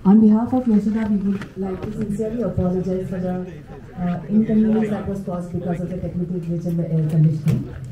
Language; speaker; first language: English; non-native, local second language; Marathi